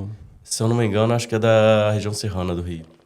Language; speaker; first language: Portuguese; native; Portuguese